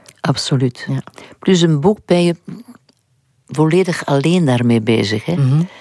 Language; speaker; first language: Dutch; non-native, local second language; French